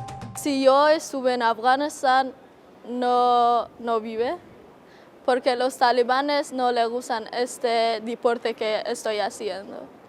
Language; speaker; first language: Spanish; non-native, learner; Persian